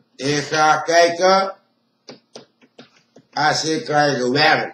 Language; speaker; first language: Dutch; non-native, local second language; Papiamento